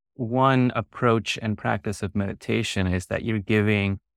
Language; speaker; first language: English; early bilingual, other home language; Spanish